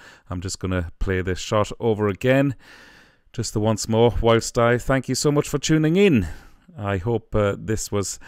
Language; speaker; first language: English; native; English